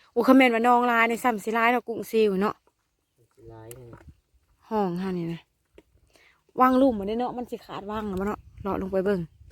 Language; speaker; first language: Thai; native; Thai